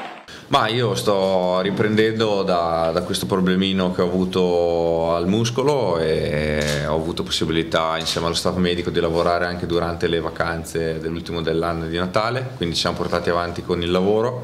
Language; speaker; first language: Italian; native; Italian